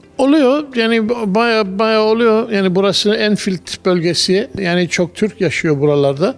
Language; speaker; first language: Turkish; early bilingual, heritage; Turkish